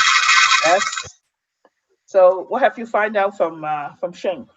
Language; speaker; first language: English; non-native, fluent; Cantonese